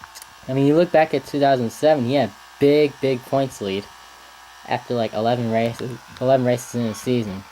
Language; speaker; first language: English; native; English